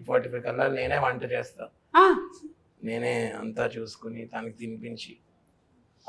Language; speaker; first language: Telugu; native; Telugu